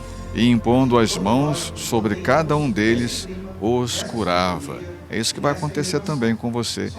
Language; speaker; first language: Portuguese; native; Portuguese